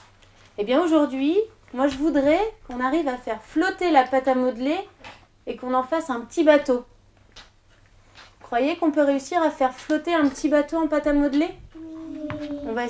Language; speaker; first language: French; native; French